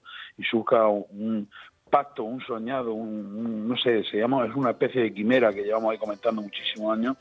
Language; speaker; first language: Spanish; native; Spanish